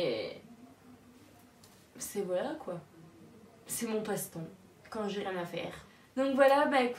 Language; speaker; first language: French; native; French